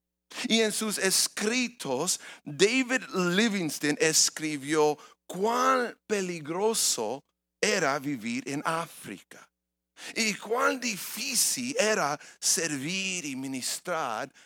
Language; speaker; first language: Spanish; early bilingual, heritage; English